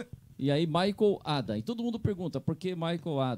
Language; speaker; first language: Portuguese; native; Portuguese